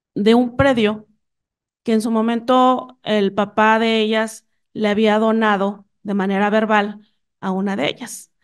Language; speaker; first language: Spanish; non-native, local second language; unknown